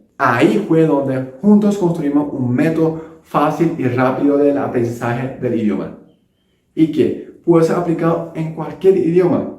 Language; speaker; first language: Spanish; non-native, local second language; Japanese